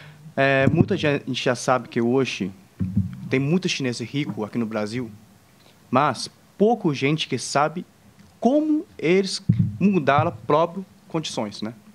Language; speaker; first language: Portuguese; non-native, fluent; Chinese